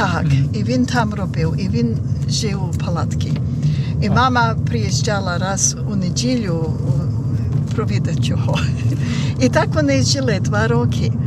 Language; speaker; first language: Ukrainian; early bilingual, heritage; Ukrainian